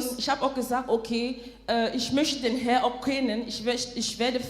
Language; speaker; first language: German; non-native, fluent; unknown